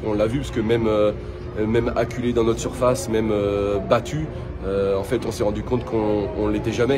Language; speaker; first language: French; native; French